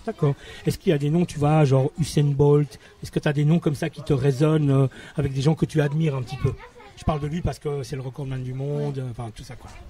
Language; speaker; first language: French; native; French